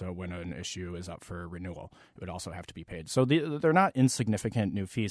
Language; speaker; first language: English; native; English